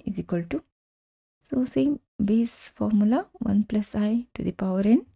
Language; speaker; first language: English; non-native, local second language; Kannada